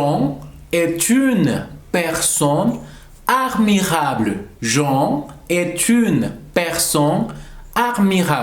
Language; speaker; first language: French; non-native, fluent; Spanish